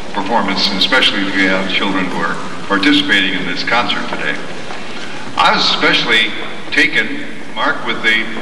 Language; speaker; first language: English; native; English